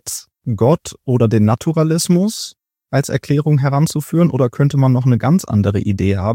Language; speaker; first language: German; native; German